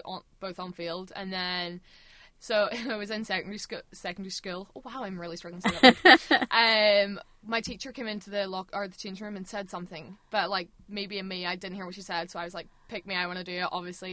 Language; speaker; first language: English; native; English